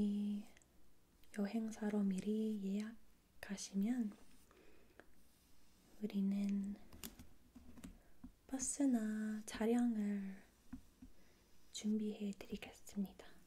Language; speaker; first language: Korean; non-native, fluent; English